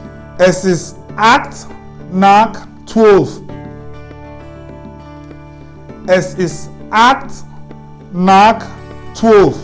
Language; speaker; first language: German; non-native, fluent; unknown